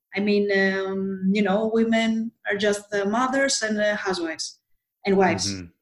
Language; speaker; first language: English; non-native, fluent; Greek